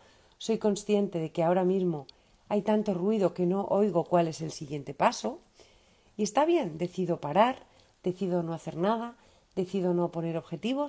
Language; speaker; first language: Spanish; native; Spanish